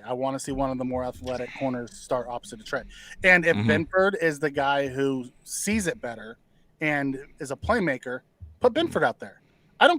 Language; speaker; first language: English; native; English